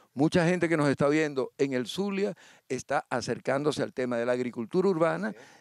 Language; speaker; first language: Spanish; native; Spanish